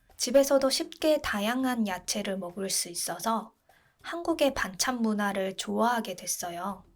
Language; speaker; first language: Korean; non-native, fluent; Japanese